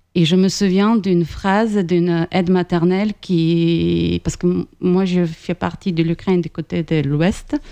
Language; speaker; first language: French; non-native, fluent; Ukrainian